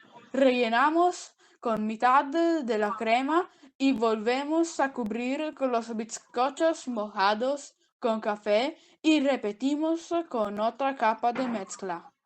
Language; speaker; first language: Spanish; non-native, learner; Italian